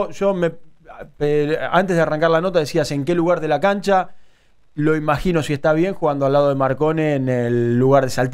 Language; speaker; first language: Spanish; native; Spanish